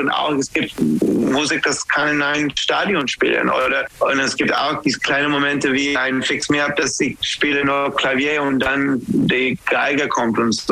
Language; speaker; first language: German; non-native, learner; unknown